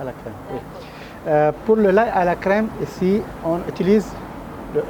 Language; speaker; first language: French; non-native, learner; Arabic